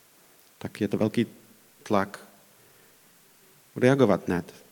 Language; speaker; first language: Czech; non-native, fluent; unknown